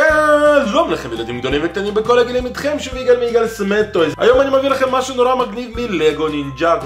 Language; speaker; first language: Hebrew; native; Hebrew